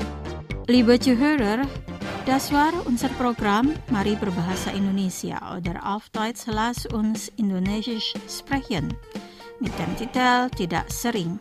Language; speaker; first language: German; non-native, fluent; Indonesian